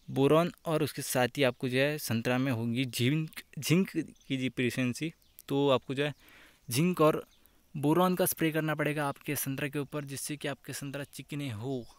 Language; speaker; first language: Hindi; non-native, local second language; Marathi